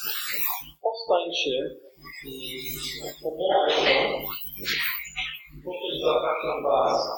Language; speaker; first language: Polish; non-native, learner; English